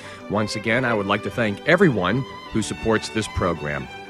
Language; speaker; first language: English; native; English